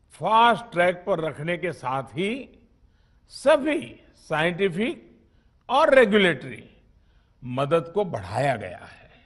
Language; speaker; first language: Hindi; non-native, local second language; Gujarati